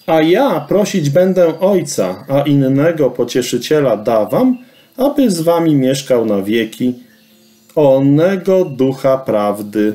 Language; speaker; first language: Polish; native; Polish